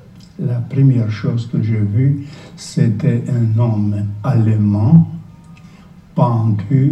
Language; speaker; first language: French; non-native, fluent; Czech